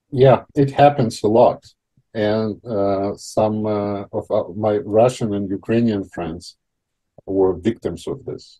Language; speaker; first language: English; non-native, fluent; Russian